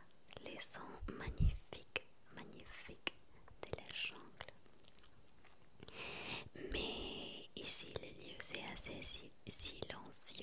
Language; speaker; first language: French; non-native, learner; Spanish